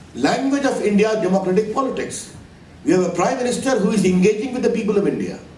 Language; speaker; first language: English; non-native, local second language; Hindi